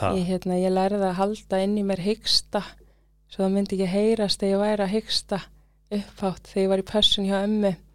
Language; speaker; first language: Icelandic; early bilingual, other home language; English